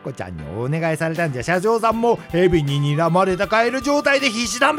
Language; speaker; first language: Japanese; native; Japanese